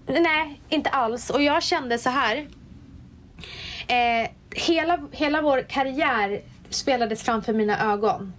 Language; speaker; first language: Swedish; native; Swedish